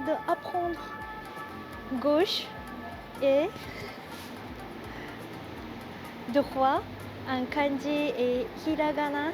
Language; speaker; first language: French; non-native, learner; Japanese